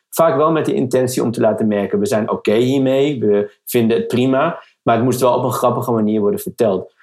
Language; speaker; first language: Dutch; native; Dutch